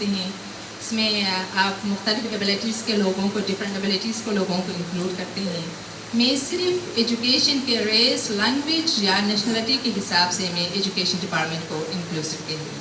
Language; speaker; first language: Urdu; non-native, local second language; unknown